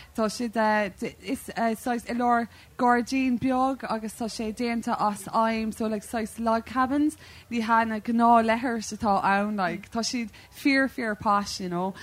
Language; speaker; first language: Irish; non-native, local second language; English